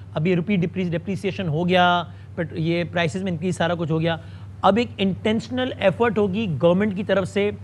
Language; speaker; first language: Urdu; native; Urdu